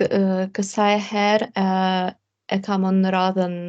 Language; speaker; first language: Albanian; non-native, learner; Russian